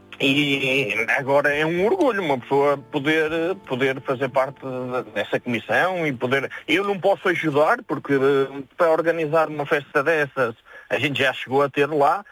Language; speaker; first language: Portuguese; native; Portuguese